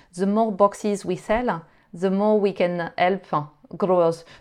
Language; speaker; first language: English; non-native, fluent; French